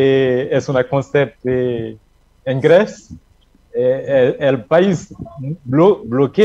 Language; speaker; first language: Spanish; non-native, learner; Haitian Creole